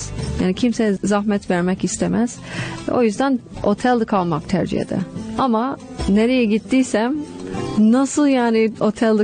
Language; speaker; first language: Turkish; non-native, fluent; English